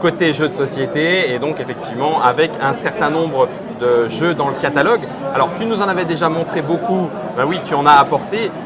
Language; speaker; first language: French; native; French